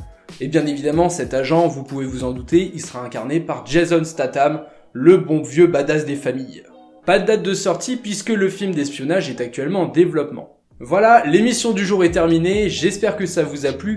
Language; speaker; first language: French; native; French